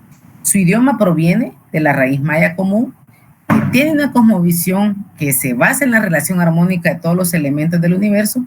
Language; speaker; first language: Spanish; native; Spanish